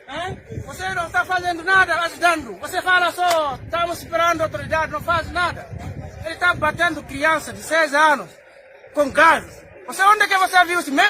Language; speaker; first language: Portuguese; non-native, learner; Haitian Creole